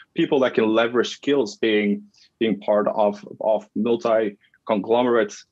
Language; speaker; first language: English; non-native, fluent; Dutch